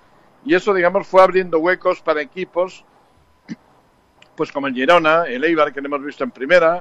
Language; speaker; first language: Spanish; native; Spanish